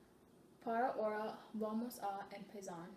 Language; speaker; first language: Spanish; non-native, learner; English